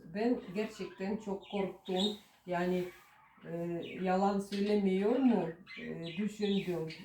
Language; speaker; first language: Turkish; non-native, learner; Russian